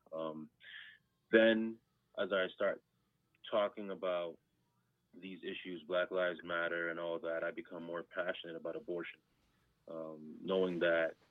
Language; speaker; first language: English; early bilingual, other home language; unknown